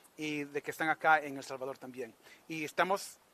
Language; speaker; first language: Spanish; early bilingual, heritage; Spanish